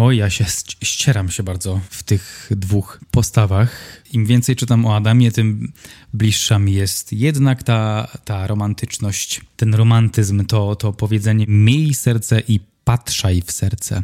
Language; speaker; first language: Polish; native; Polish